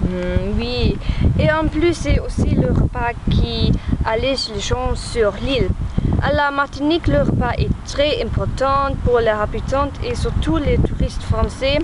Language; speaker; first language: French; non-native, learner; German